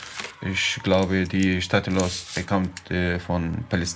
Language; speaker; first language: German; non-native, learner; Arabic